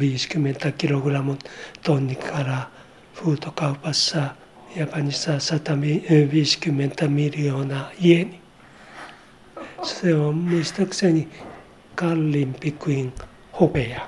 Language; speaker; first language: Finnish; non-native, learner; Japanese